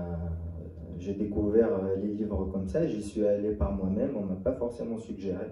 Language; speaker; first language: French; non-native, local second language; Arabic